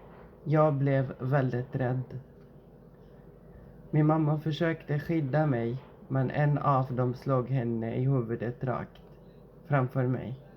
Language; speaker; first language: Swedish; non-native, fluent; Arabic